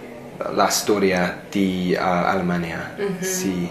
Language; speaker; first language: Spanish; non-native, learner; English